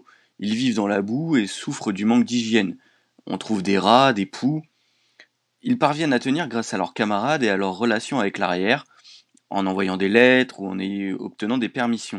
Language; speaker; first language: French; native; French